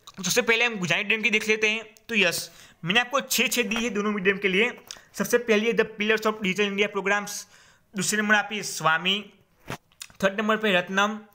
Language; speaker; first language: Hindi; non-native, local second language; Gujarati